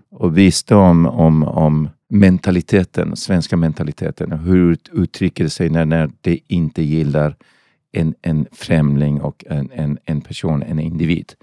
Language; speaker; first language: Swedish; non-native, fluent; Persian